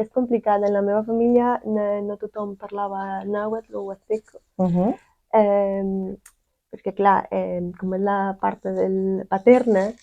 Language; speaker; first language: Catalan; non-native, fluent; Spanish